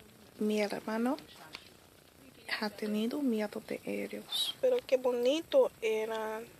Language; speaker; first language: Spanish; early bilingual, other home language; Haitian Creole